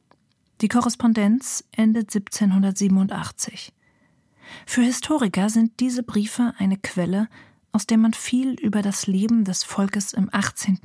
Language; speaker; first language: German; native; German